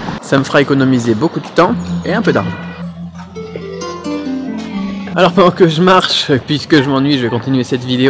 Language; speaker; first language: French; native; French